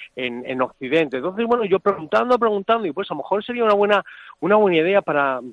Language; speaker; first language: Spanish; native; Spanish